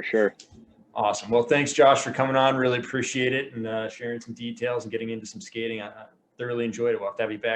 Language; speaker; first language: English; native; English